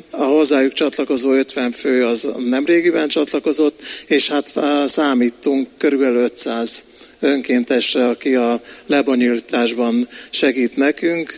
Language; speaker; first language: Hungarian; native; Hungarian